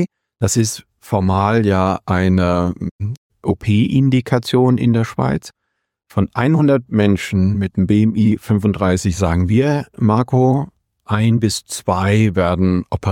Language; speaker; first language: German; native; German